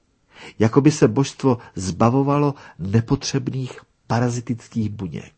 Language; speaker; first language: Czech; native; Czech